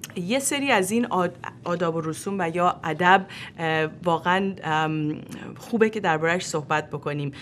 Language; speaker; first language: Persian; native; Persian